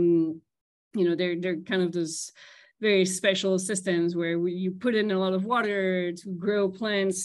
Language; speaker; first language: English; non-native, fluent; French